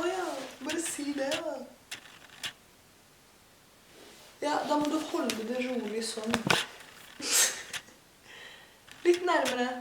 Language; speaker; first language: Norwegian; native; Norwegian